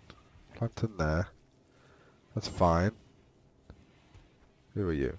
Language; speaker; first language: English; native; English